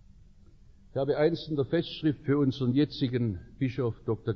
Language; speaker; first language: German; native; German